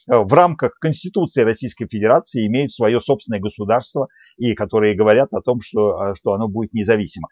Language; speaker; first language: Russian; native; Russian